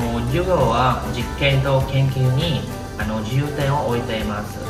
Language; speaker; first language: Japanese; non-native, learner; Vietnamese